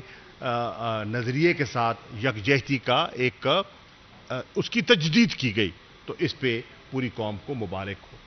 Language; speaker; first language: Urdu; non-native, local second language; Saraiki